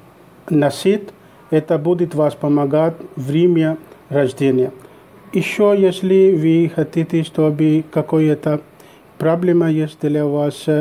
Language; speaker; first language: Russian; non-native, learner; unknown